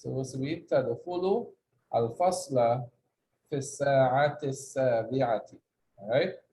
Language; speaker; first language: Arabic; non-native, fluent; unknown